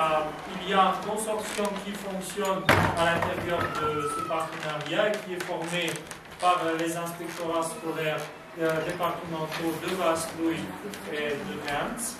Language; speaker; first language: French; non-native, fluent; Romanian